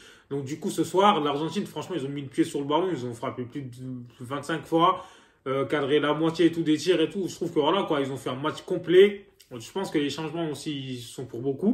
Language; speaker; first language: French; native; French